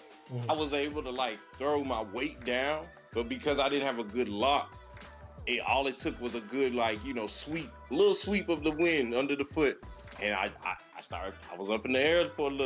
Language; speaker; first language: English; native; English